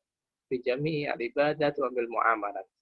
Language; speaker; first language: Arabic; non-native, fluent; Indonesian